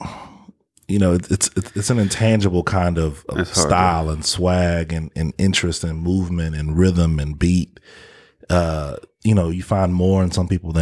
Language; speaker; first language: English; native; English